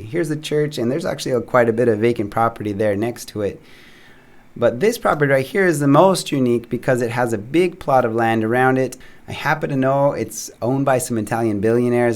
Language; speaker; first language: English; native; English